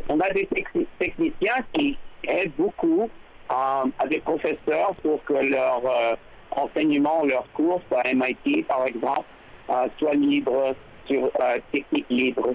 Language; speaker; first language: French; non-native, fluent; English